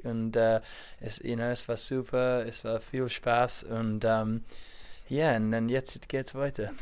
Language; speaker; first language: German; non-native, learner; English